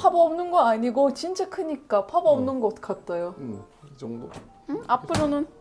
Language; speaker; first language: Korean; non-native, learner; Turkish